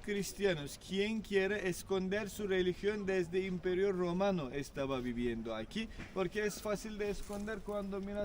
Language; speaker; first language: Spanish; non-native, fluent; Turkish